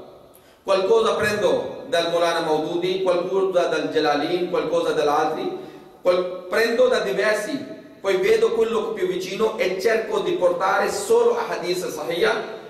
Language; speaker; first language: Italian; non-native, fluent; Urdu